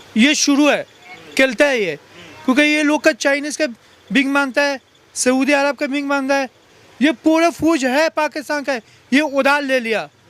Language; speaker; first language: Hindi; non-native, learner; Pashto